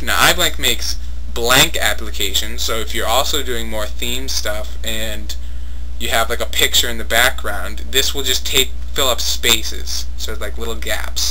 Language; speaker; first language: English; native; English